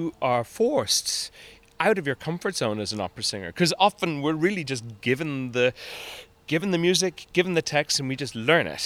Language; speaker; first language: English; native; English